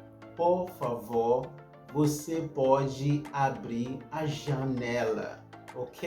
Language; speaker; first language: Portuguese; non-native, fluent; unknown